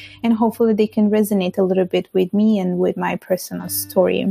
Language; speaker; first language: English; non-native, fluent; Bangla